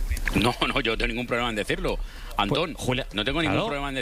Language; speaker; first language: Spanish; native; Spanish